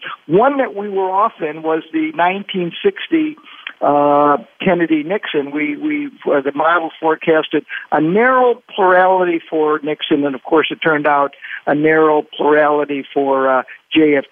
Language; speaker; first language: English; native; English